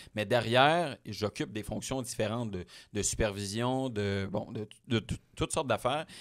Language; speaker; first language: French; native; French